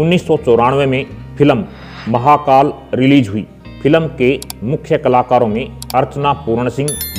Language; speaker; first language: Hindi; native; Hindi